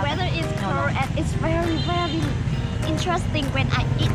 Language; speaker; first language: English; non-native, learner; Vietnamese